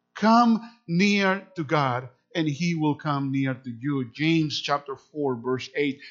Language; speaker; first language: English; non-native, fluent; Spanish